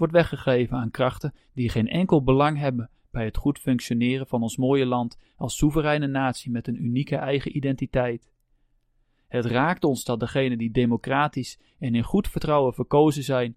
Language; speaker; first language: Dutch; native; Dutch